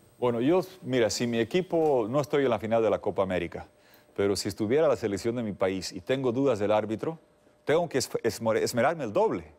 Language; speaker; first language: Spanish; native; Spanish